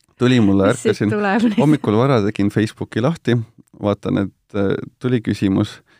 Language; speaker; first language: Estonian; native; Estonian